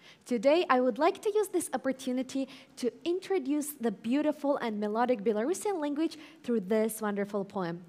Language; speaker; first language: English; early bilingual, other home language; Russian